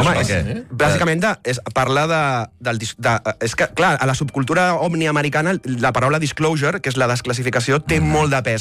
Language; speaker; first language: Catalan; native; Catalan